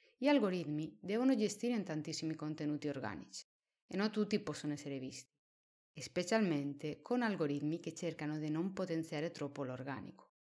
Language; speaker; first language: Italian; non-native, fluent; Spanish